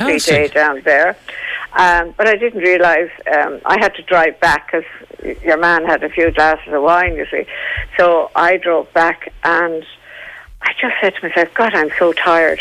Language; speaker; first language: English; native; English